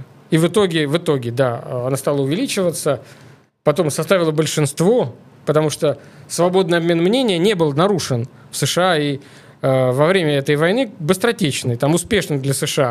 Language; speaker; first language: Russian; native; Russian